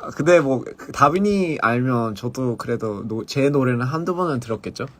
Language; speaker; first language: Korean; early bilingual, other home language; English